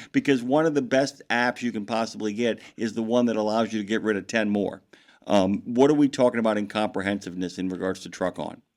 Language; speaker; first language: English; native; English